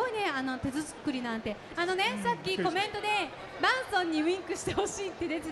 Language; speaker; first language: Japanese; native; Japanese